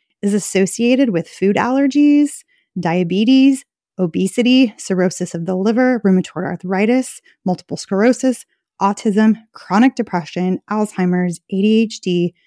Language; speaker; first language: English; native; English